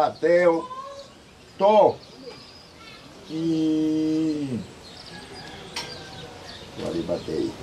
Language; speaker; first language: Spanish; non-native, learner; Haitian Creole